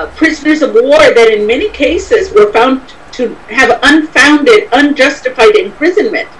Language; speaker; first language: English; native; English